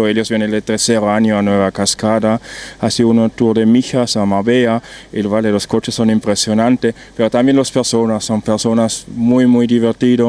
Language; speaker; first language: Spanish; non-native, learner; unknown